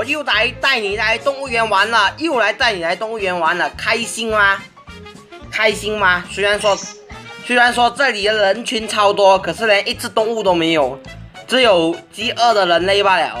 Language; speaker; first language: Chinese; native; Chinese